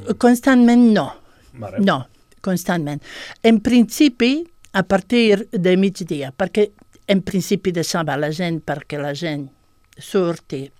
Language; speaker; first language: Catalan; non-native, fluent; Bosnian